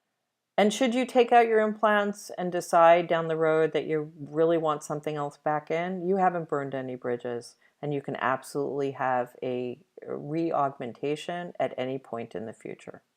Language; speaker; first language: English; native; English